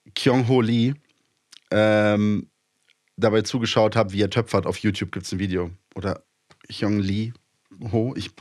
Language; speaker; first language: German; early bilingual, other home language; Polish